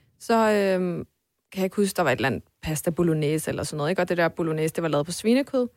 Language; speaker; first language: Danish; early bilingual, other home language; Armenian